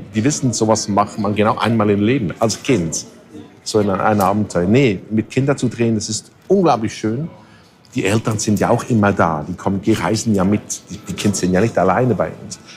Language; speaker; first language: German; native; German